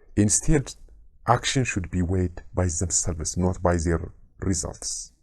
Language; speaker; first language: English; non-native, local second language; Amharic